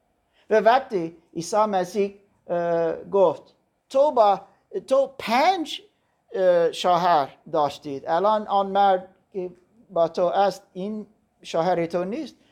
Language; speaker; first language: Persian; non-native, fluent; German